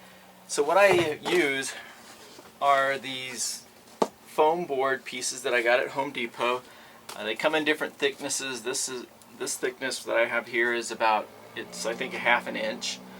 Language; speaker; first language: English; native; English